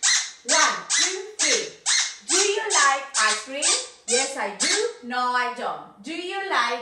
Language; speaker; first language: English; non-native, fluent; Spanish